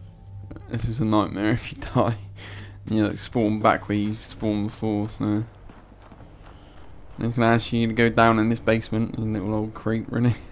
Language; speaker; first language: English; native; English